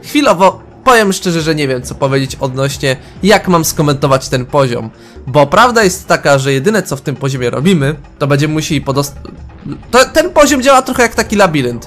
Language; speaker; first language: Polish; native; Polish